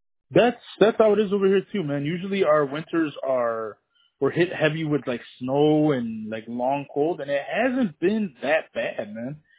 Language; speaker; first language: English; early bilingual, other home language; Spanish